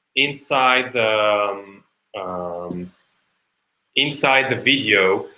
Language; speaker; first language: English; non-native, fluent; Hebrew